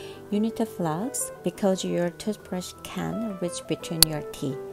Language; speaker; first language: English; non-native, fluent; Korean